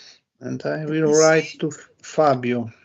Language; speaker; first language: English; non-native, learner; Polish